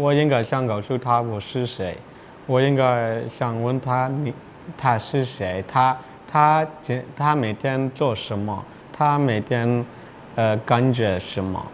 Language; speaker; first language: Chinese; non-native, learner; Dutch